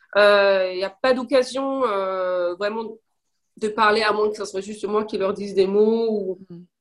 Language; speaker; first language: French; non-native, fluent; English